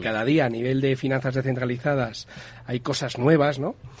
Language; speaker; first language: Spanish; native; Spanish